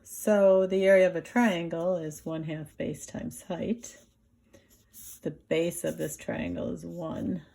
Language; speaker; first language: English; native; English